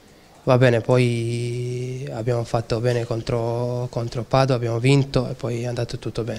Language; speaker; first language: Italian; non-native, learner; Serbian